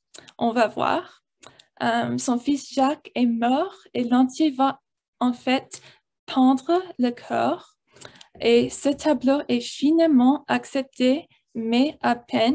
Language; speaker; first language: French; non-native, learner; English